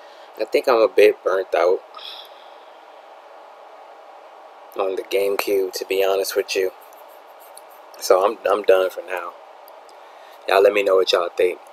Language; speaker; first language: English; native; English